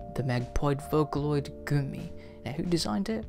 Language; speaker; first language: English; early bilingual, other home language; Spanish